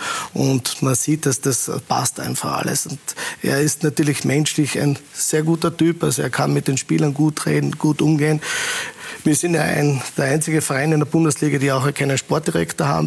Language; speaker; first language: German; native; German